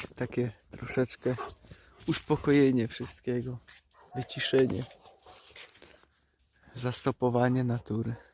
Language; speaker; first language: Polish; native; Polish